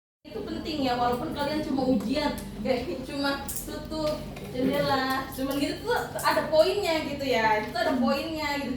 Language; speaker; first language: Indonesian; native; Indonesian